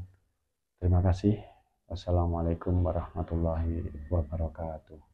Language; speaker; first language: Indonesian; native; Indonesian